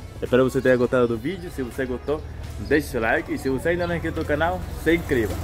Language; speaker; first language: Portuguese; non-native, fluent; Spanish